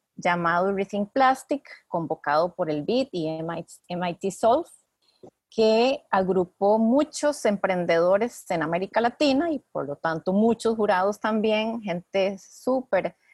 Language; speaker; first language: Spanish; native; Spanish